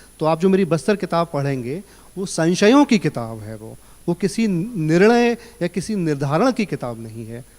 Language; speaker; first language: Hindi; native; Hindi